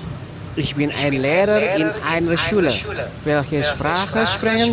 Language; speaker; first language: German; non-native, fluent; Indonesian